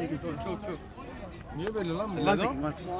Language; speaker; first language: Turkish; native; Turkish